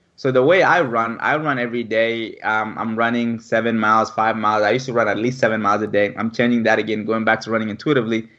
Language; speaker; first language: English; early bilingual, other home language; French